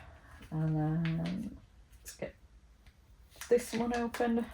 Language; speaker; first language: English; native; English